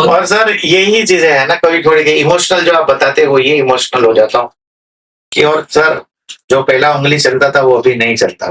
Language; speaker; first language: Hindi; non-native, local second language; Gujarati